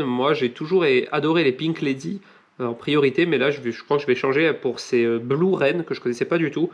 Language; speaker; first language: French; native; French